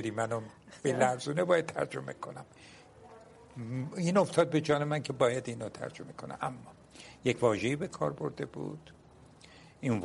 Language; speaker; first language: Persian; non-native, local second language; Turkish